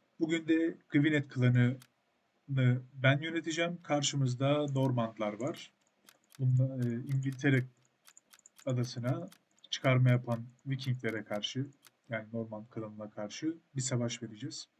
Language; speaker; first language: Turkish; native; Turkish